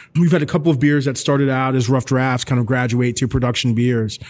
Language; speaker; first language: English; native; English